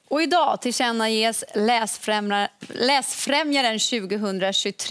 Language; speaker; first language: Swedish; native; Swedish